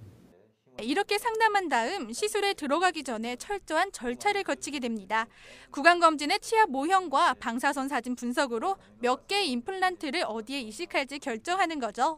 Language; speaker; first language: Korean; native; Korean